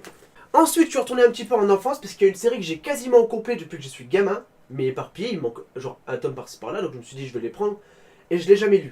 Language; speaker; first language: French; native; French